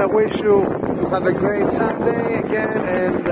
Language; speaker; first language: English; non-native, learner; Greek